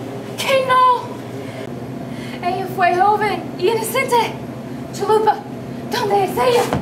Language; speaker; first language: Spanish; non-native, learner; English